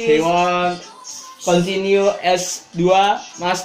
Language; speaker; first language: English; non-native, learner; Indonesian